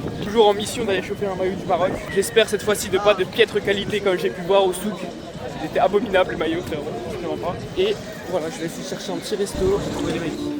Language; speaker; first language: French; native; French